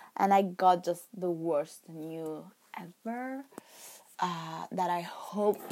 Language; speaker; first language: English; non-native, fluent; Italian